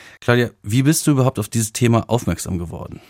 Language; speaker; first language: German; native; German